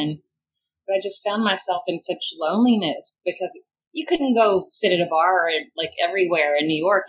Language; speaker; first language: English; native; English